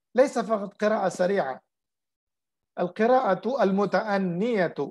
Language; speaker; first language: Arabic; non-native, fluent; Urdu